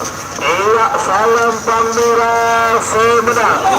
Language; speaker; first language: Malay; non-native, local second language; Madurese